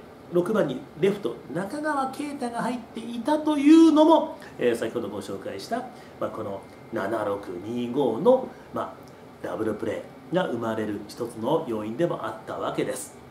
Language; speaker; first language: Japanese; native; Japanese